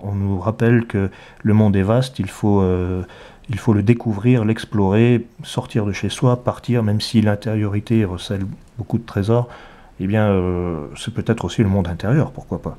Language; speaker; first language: French; native; French